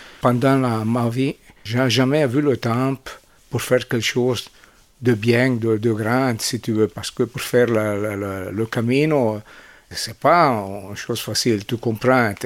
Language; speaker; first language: French; non-native, fluent; Italian